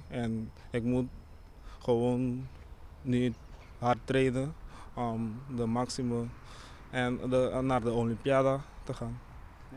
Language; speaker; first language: Dutch; non-native, local second language; Papiamento